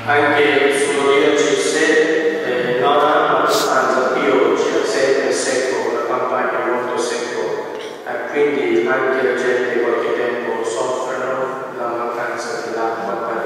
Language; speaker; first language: Italian; non-native, fluent; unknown